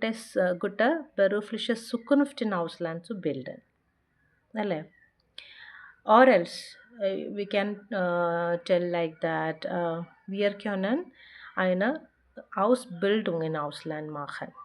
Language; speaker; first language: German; non-native, fluent; Malayalam